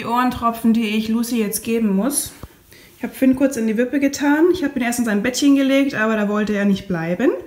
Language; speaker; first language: German; native; German